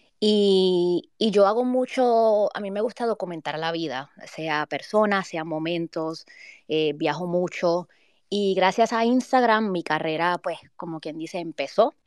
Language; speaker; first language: Spanish; native; Spanish